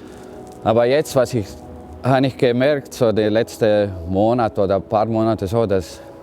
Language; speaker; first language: German; non-native, learner; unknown